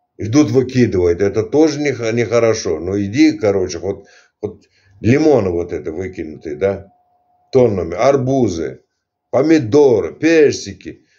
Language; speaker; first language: Russian; non-native, local second language; Turkmen